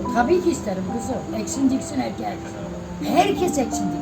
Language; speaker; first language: Turkish; native; Turkish